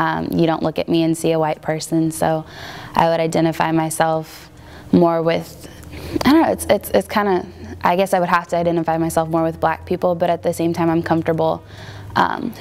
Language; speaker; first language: English; native; English